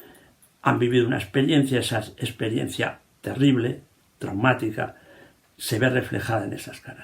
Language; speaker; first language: Spanish; native; Spanish